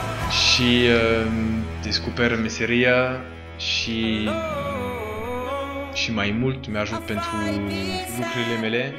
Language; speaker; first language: Romanian; non-native, learner; French